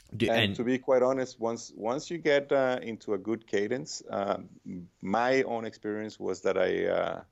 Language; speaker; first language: English; non-native, fluent; Spanish